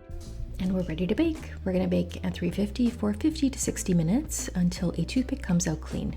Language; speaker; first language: English; native; English